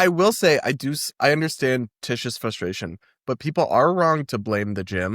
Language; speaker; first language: English; native; English